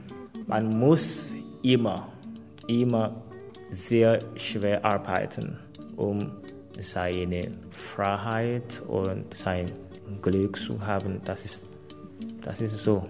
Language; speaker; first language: German; non-native, fluent; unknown